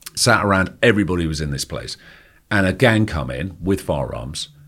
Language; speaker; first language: English; native; English